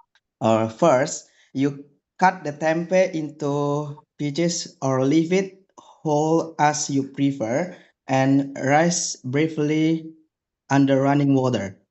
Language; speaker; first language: English; non-native, learner; Indonesian